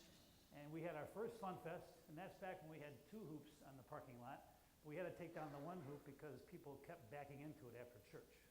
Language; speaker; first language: English; native; English